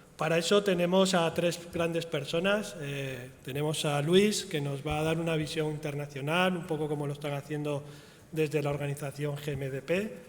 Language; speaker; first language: Spanish; native; Spanish